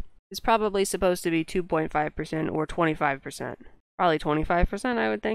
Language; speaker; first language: English; native; English